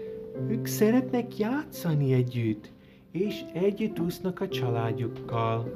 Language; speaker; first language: Hungarian; early bilingual, heritage; Hungarian